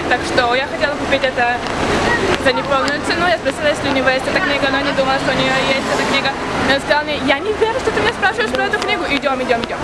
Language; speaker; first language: Russian; early bilingual, heritage; Russian